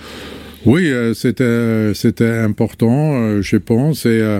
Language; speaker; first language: French; non-native, fluent; German